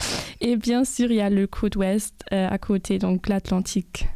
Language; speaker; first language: French; non-native, fluent; German